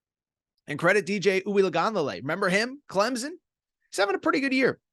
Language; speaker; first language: English; native; English